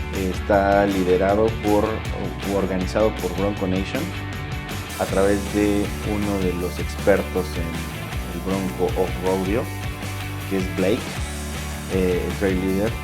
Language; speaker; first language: Spanish; native; Spanish